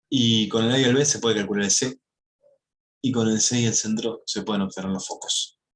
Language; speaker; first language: Spanish; native; Spanish